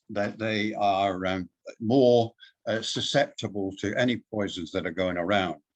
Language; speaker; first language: English; native; English